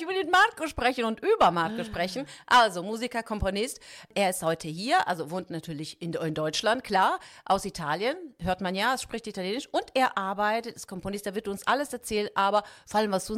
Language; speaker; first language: German; non-native, fluent; Italian